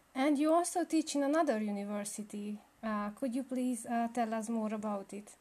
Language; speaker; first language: English; non-native, learner; Hungarian